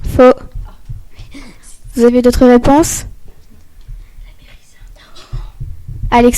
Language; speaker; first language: French; native; French